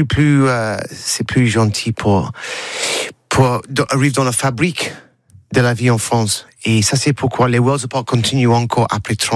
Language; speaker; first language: French; non-native, learner; English